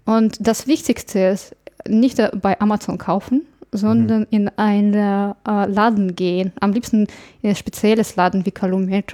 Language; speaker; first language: German; non-native, fluent; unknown